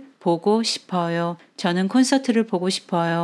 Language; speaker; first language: Korean; non-native, fluent; Chinese